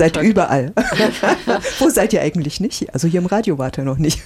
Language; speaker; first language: German; native; German